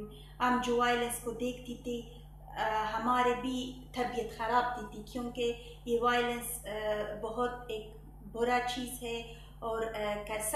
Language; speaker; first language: Hindi; non-native, fluent; Persian